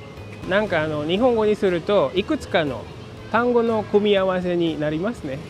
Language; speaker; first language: Japanese; non-native, fluent; Indonesian